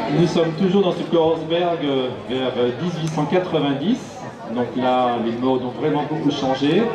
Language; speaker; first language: French; native; French